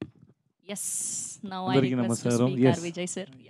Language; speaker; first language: Telugu; native; Telugu